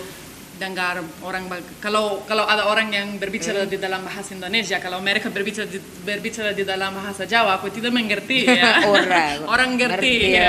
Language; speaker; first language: Indonesian; non-native, learner; Lithuanian